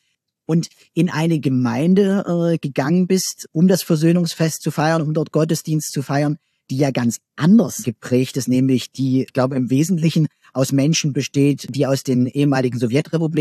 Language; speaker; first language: German; native; German